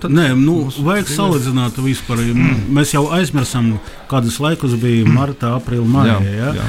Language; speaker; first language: Latvian; non-native, local second language; Russian